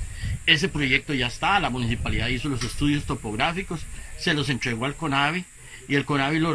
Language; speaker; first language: Spanish; native; Spanish